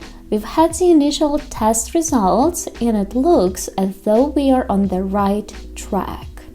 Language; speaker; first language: English; non-native, fluent; Ukrainian